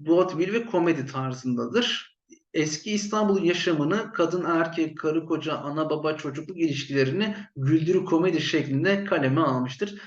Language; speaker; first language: Turkish; native; Turkish